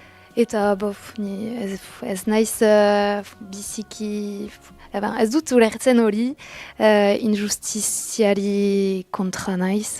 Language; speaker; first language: Basque; non-native, local second language; French